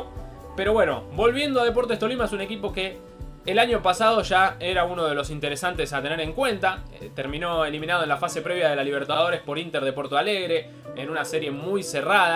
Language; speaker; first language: Spanish; native; Spanish